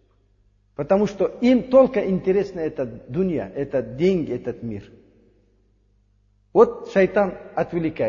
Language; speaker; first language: Russian; non-native, learner; Uzbek